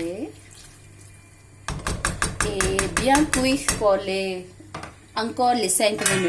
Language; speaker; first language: French; non-native, learner; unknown